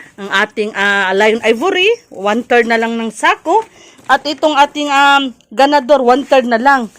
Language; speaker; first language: Filipino; non-native, local second language; Cebuano